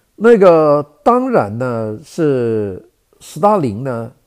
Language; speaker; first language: Chinese; native; Chinese